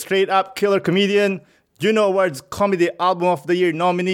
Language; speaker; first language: English; non-native, local second language; Filipino